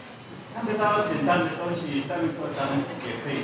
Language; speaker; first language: Chinese; non-native, learner; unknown